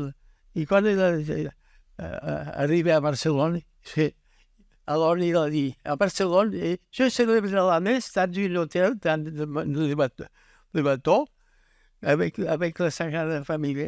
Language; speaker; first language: French; non-native, learner; Catalan